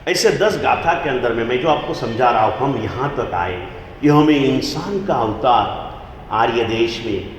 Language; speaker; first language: Hindi; non-native, local second language; Gujarati